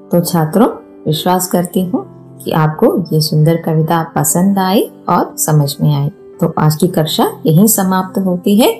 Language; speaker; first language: Hindi; non-native, local second language; Malayalam